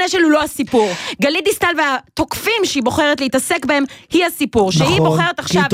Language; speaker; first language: Hebrew; native; Hebrew